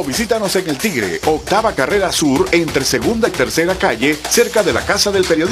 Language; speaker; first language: Spanish; native; Spanish